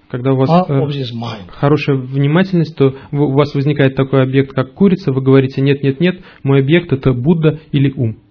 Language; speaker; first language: Russian; native; Russian